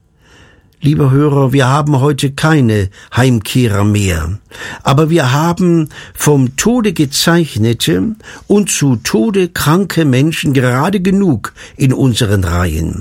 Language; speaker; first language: German; native; German